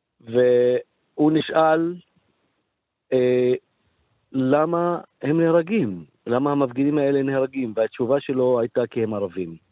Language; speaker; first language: Hebrew; non-native, local second language; Arabic